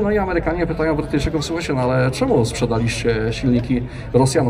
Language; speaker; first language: Polish; native; Polish